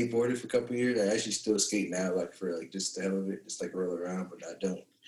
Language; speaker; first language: English; native; English